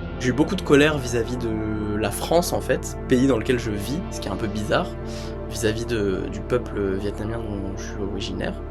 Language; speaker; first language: French; native; French